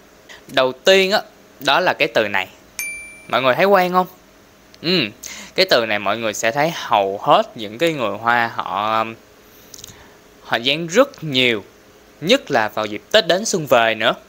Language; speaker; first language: Vietnamese; non-native, local second language; Cantonese